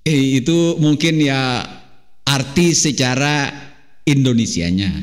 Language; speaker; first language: Indonesian; native; Indonesian